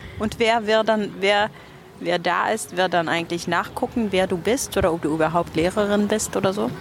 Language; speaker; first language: German; non-native, fluent; Norwegian